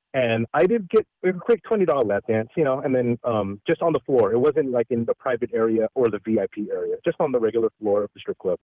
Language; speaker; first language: English; early bilingual, other home language; Filipino